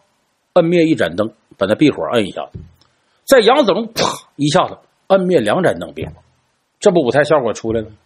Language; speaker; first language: Chinese; native; Chinese